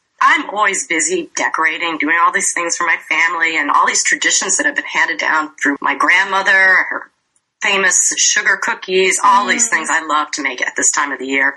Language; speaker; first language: English; native; English